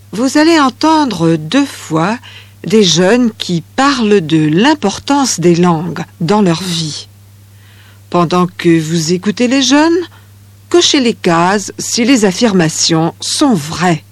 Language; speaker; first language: French; native; French